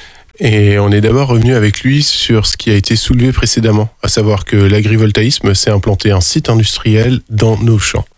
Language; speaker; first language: French; native; French